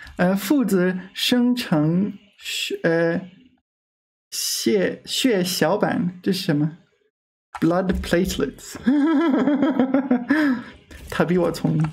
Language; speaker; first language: Chinese; non-native, learner; English